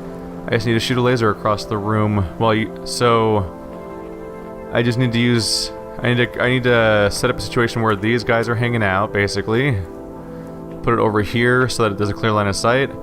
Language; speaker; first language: English; native; English